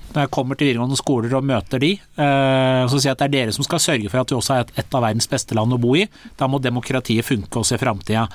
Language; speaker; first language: Norwegian; early bilingual, other home language; Persian